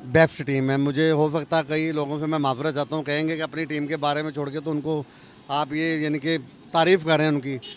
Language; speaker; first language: Urdu; native; Urdu